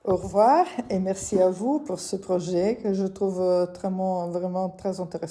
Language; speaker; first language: French; non-native, fluent; Italian